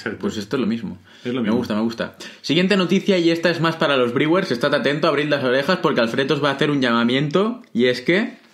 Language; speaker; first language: Spanish; native; Spanish